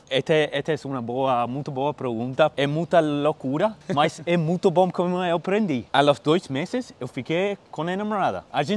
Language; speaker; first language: Portuguese; non-native, fluent; English